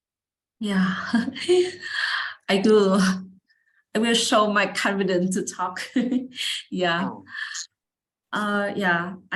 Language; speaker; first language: English; non-native, learner; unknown